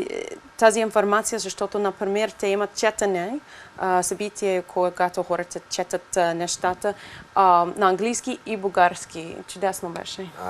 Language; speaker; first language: Bulgarian; non-native, learner; English